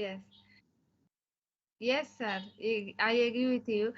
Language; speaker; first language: English; non-native, learner; Bangla